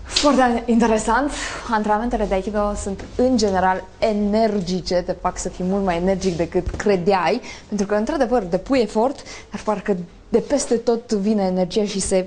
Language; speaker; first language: Romanian; native; Romanian